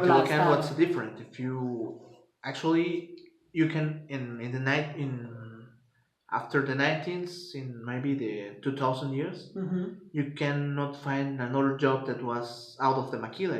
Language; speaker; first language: English; non-native, fluent; Spanish